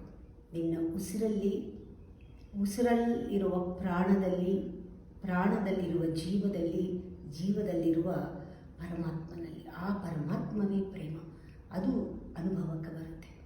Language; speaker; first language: Kannada; native; Kannada